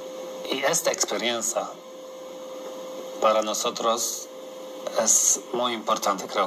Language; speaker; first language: Spanish; non-native, learner; Polish